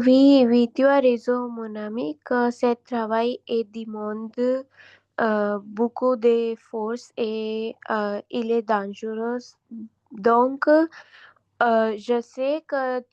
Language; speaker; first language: French; non-native, learner; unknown